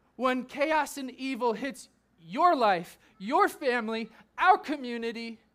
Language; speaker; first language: English; native; English